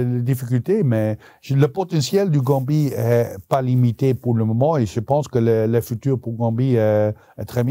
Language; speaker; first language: French; non-native, local second language; Dutch